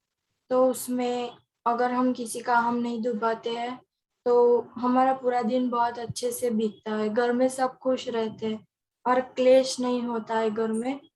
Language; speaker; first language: Hindi; non-native, local second language; Gujarati